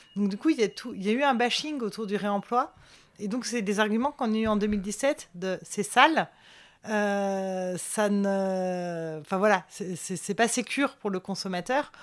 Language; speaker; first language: French; native; French